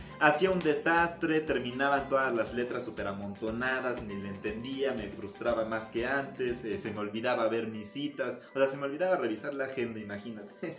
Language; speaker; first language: Spanish; native; Spanish